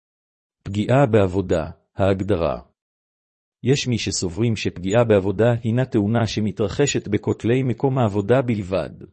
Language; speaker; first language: Hebrew; native; Hebrew